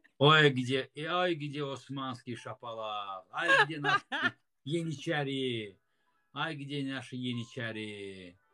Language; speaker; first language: Russian; non-native, fluent; Azerbaijani